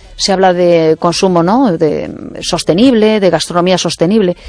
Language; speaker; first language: Spanish; native; Spanish